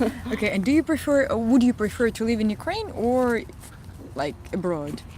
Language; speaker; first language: English; non-native, fluent; Russian